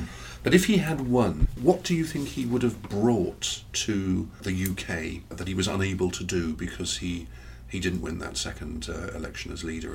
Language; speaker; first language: English; native; English